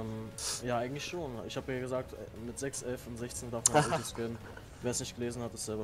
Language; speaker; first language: German; native; German